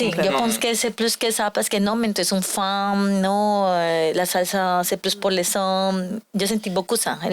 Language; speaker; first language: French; non-native, learner; Spanish